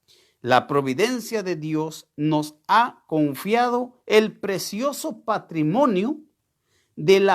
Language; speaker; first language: Spanish; native; Spanish